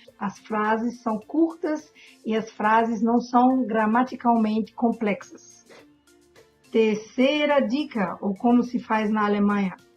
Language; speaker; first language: Portuguese; non-native, fluent; German